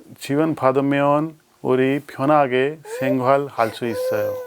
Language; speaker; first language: Korean; non-native, learner; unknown